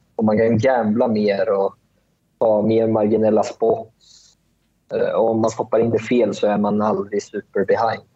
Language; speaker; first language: Swedish; early bilingual, other home language; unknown